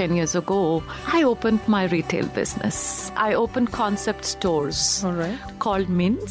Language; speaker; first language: English; non-native, local second language; Punjabi